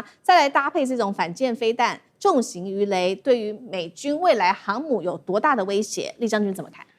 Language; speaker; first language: Chinese; native; Chinese